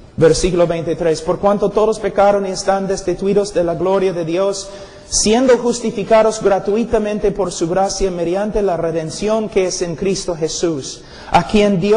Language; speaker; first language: Spanish; non-native, fluent; English